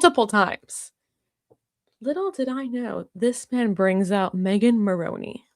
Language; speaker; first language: English; native; English